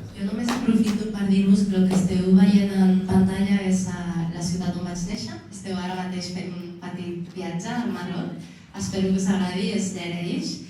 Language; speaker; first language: Catalan; early bilingual, other home language; Arabic